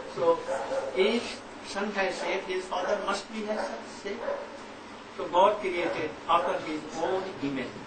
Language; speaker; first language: English; non-native, local second language; Hindi